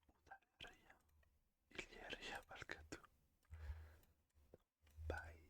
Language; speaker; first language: Basque; non-native, learner; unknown